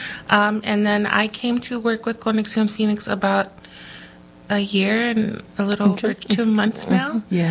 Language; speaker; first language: English; early bilingual, other home language; Spanish